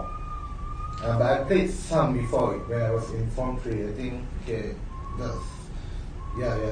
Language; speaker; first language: English; non-native, local second language; Malay